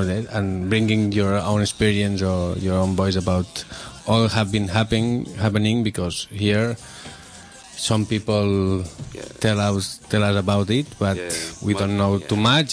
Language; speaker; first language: English; non-native, learner; Catalan